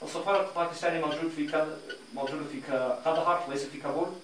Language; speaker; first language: Arabic; non-native, learner; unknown